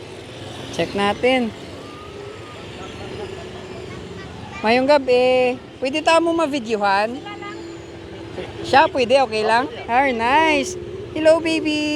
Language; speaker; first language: Filipino; native; Filipino